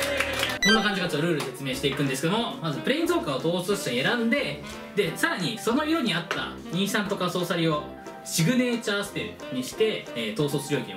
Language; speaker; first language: Japanese; native; Japanese